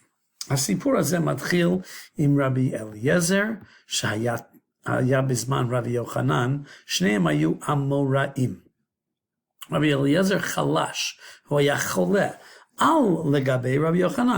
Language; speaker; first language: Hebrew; non-native, fluent; English